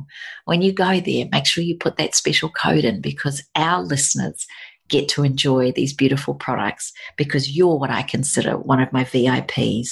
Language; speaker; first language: English; native; English